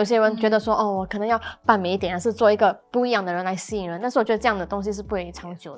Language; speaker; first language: Chinese; native; Chinese